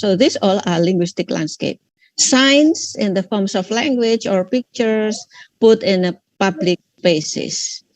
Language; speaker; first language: English; non-native, fluent; Indonesian